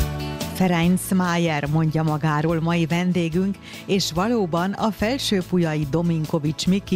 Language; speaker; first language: Hungarian; native; Hungarian